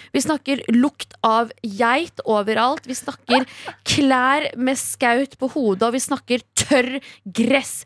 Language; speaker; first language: Norwegian; early bilingual, other home language; Kurdish